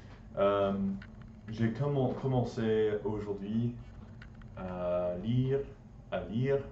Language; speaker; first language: French; non-native, learner; English